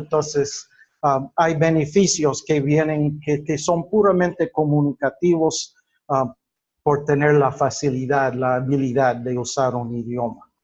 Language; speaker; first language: Spanish; non-native, fluent; English